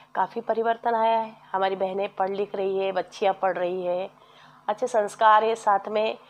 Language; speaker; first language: Hindi; native; Hindi